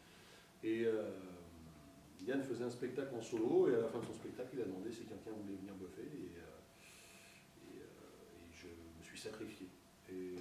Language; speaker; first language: French; native; French